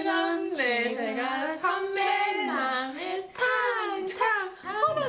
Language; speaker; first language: Korean; early bilingual, heritage; English